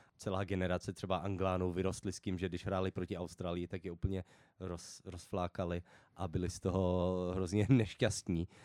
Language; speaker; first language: Czech; early bilingual, heritage; Czech